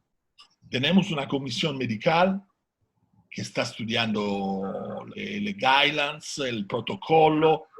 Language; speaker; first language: Spanish; non-native, learner; Italian